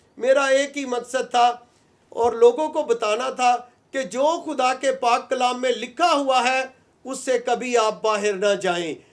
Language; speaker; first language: Urdu; non-native, local second language; Punjabi